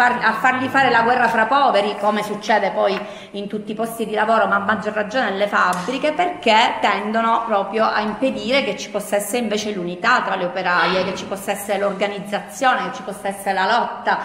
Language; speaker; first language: Italian; native; Italian